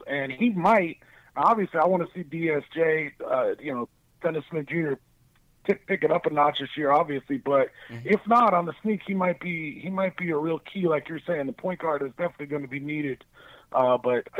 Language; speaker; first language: English; native; English